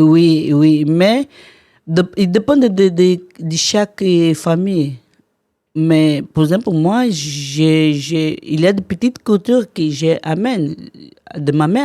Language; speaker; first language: French; non-native, learner; Portuguese